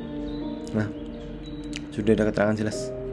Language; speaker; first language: Indonesian; native; Indonesian